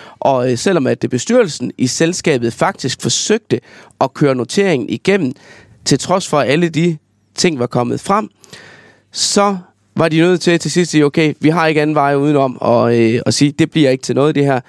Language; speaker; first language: Danish; native; Danish